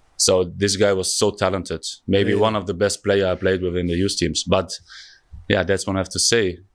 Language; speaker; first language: English; non-native, fluent; German